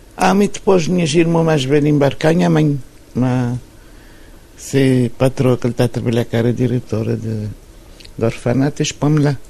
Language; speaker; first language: Portuguese; non-native, local second language; Kabuverdianu